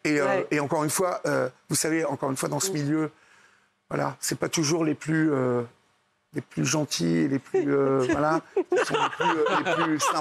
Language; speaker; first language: French; native; French